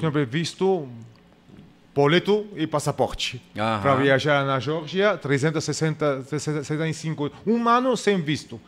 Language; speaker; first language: Portuguese; non-native, learner; Georgian